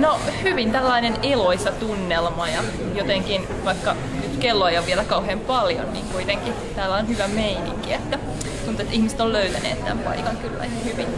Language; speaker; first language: Finnish; native; Finnish